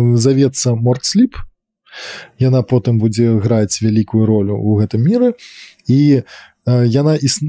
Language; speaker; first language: Belarusian; non-native, local second language; Russian